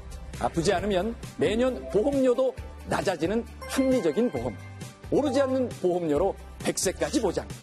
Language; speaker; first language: Korean; native; Korean